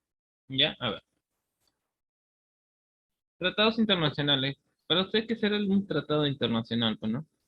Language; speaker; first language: Spanish; native; Spanish